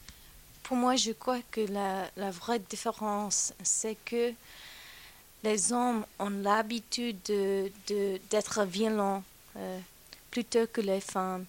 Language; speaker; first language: French; non-native, fluent; English